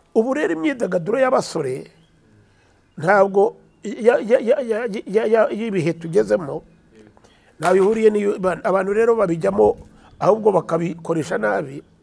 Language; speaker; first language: Kinyarwanda; early bilingual, heritage; Kinyarwanda